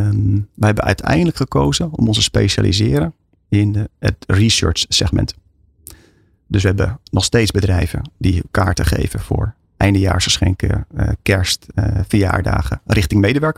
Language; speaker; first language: Dutch; native; Dutch